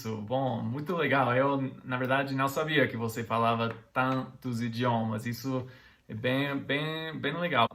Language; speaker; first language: Portuguese; non-native, fluent; English